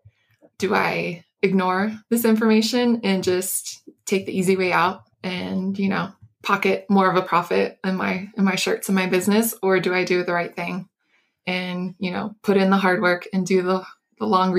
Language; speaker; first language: English; native; English